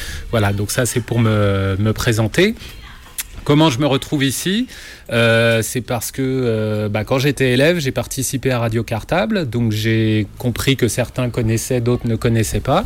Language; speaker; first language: French; native; French